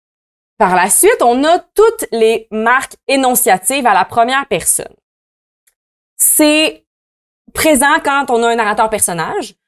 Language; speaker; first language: French; native; French